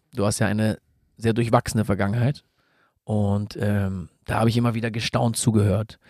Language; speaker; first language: German; native; German